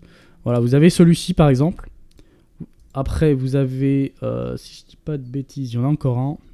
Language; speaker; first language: French; native; French